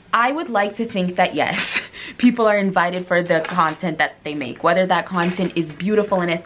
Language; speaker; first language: English; native; English